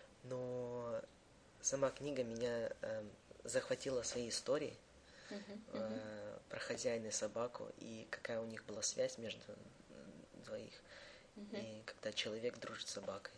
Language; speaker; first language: Russian; early bilingual, heritage; Russian